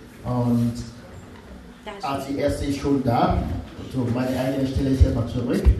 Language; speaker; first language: German; non-native, fluent; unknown